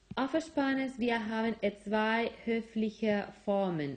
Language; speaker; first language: German; non-native, fluent; Spanish